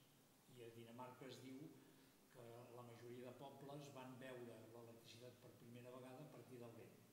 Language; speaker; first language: Catalan; native; Catalan